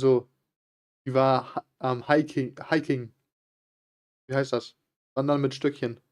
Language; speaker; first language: German; native; German